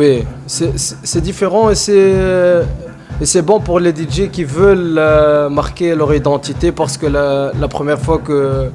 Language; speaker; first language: French; non-native, fluent; Arabic